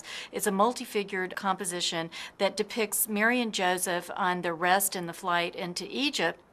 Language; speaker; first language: English; native; English